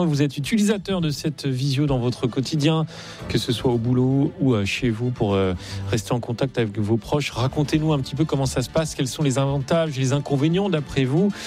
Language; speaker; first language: French; native; French